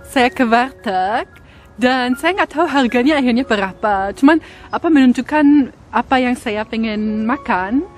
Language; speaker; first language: Indonesian; non-native, fluent; German